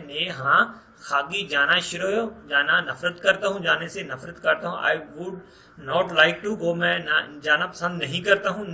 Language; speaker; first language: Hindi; non-native, local second language; Punjabi